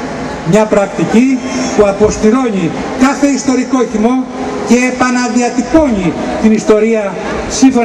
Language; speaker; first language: Greek; native; Greek